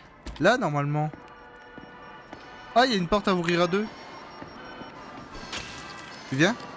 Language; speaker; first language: French; native; French